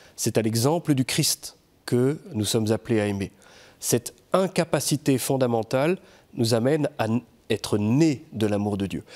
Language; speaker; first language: French; native; French